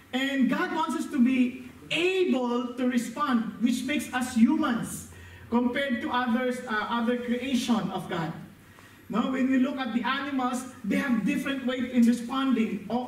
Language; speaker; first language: English; non-native, local second language; Filipino